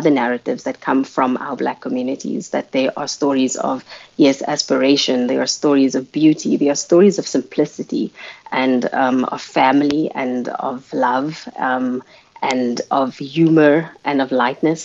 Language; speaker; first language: English; non-native, local second language; Afrikaans